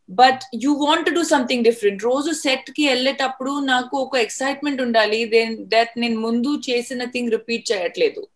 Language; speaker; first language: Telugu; non-native, fluent; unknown